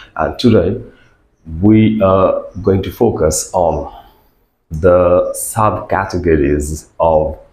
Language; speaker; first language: English; non-native, local second language; Bangla